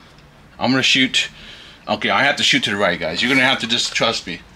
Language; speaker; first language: English; native; English